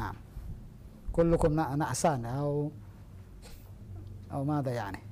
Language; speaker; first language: Arabic; non-native, fluent; Indonesian